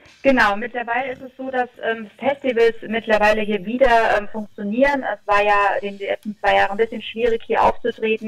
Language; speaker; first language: German; native; German